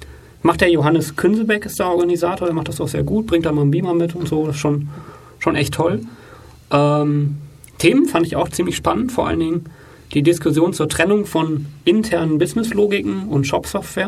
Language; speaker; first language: German; native; German